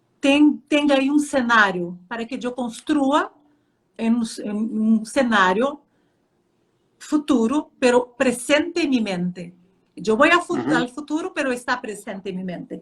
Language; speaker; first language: Spanish; non-native, fluent; Portuguese